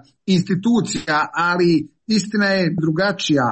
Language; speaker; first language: Serbian; native; Serbian